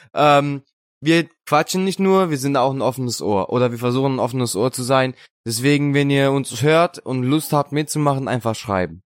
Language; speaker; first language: German; non-native, fluent; Italian